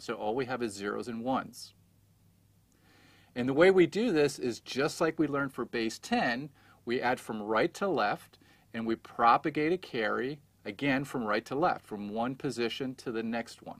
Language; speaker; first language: English; native; English